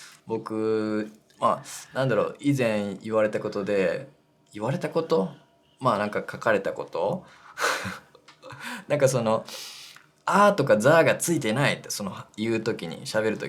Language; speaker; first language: Japanese; native; Japanese